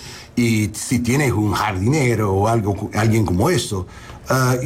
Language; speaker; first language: Spanish; non-native, learner; English